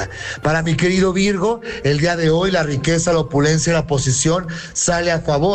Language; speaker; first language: Spanish; native; Spanish